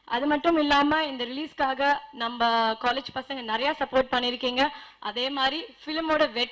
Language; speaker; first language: Tamil; native; Tamil